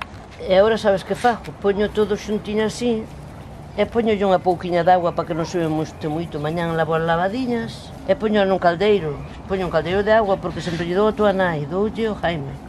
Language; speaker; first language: Spanish; non-native, local second language; Galician